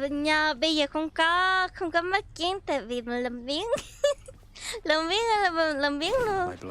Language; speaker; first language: Vietnamese; early bilingual, heritage; Vietnamese